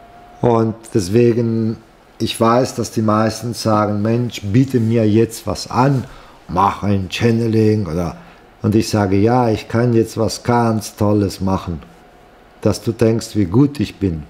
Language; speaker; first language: German; non-native, fluent; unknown